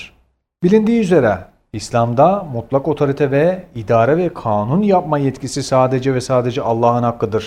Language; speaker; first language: Turkish; native; Turkish